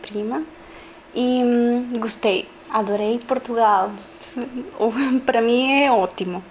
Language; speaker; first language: Portuguese; non-native, learner; Spanish